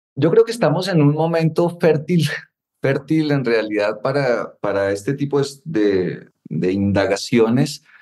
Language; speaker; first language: Spanish; native; Spanish